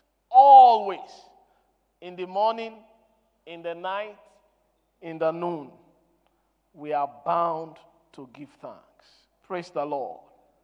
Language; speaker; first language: English; non-native, local second language; Yoruba